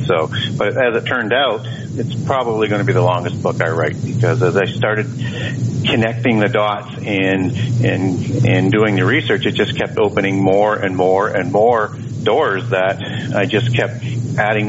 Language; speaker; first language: English; native; English